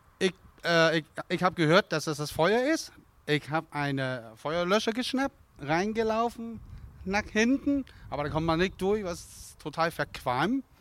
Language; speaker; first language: German; non-native, fluent; Vietnamese